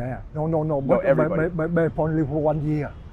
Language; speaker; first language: English; non-native, learner; Vietnamese